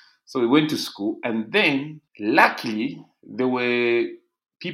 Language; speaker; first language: English; non-native, local second language; Bemba